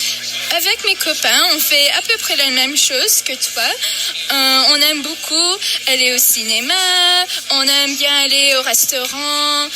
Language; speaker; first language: French; non-native, fluent; English